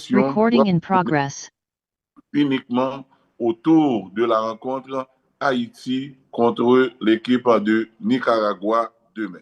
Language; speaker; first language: French; non-native, local second language; Haitian Creole